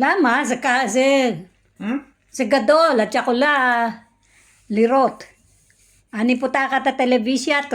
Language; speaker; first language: Hebrew; non-native, learner; Filipino